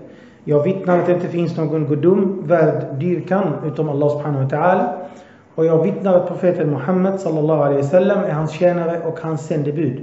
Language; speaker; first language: Swedish; early bilingual, other home language; Arabic